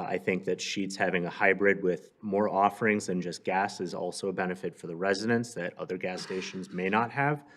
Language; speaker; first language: English; native; English